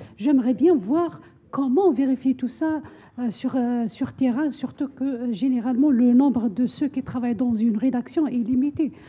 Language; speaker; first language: French; non-native, local second language; Arabic